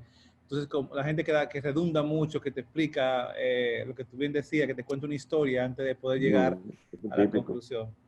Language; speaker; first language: Spanish; native; Spanish